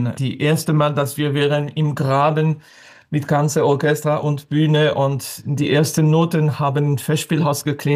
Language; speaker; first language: German; non-native, fluent; French